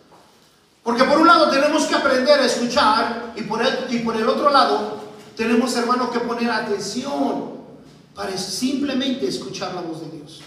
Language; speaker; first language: Spanish; native; Spanish